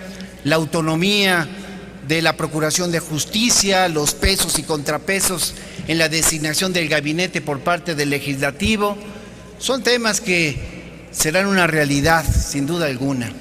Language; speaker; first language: Spanish; native; Spanish